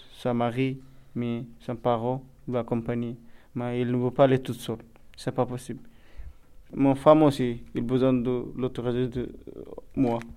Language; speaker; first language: French; non-native, learner; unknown